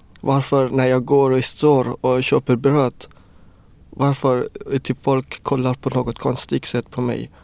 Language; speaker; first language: Swedish; non-native, fluent; Persian